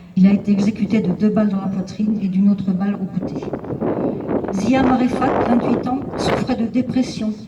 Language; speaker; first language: French; native; French